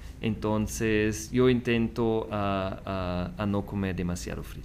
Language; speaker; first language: Spanish; non-native, fluent; German